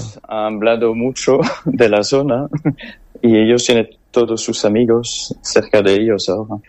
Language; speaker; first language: Spanish; non-native, fluent; French